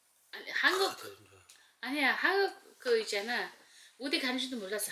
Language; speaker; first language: Korean; non-native, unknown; Uzbek